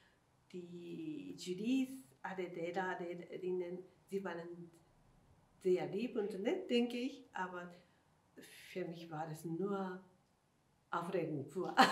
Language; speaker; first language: German; non-native, fluent; Japanese